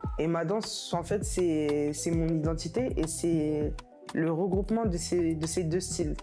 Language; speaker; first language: French; native; French